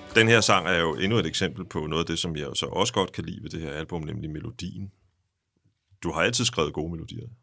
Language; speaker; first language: Danish; native; Danish